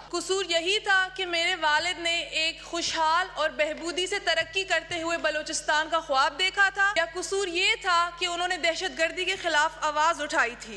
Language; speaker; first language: Urdu; non-native, local second language; Brahui